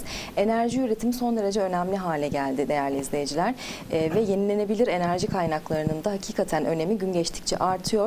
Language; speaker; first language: Turkish; native; Turkish